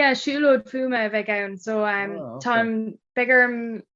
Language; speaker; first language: Irish; non-native, local second language; English